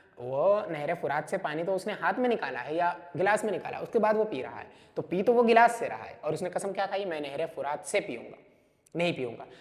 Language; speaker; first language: Urdu; native; Urdu